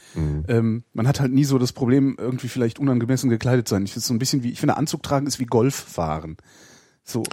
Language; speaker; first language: German; native; German